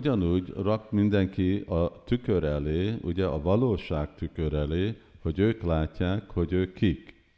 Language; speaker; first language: Hungarian; early bilingual, heritage; Hungarian